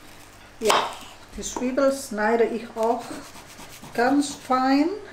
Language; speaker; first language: German; non-native, learner; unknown